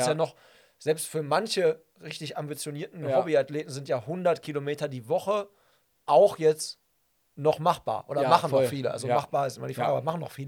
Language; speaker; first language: German; native; German